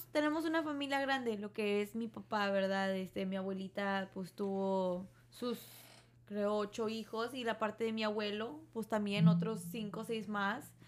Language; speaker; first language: Spanish; early bilingual, heritage; Spanish